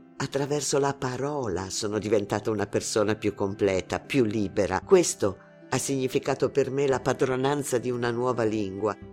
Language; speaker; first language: Italian; non-native, fluent; Arabic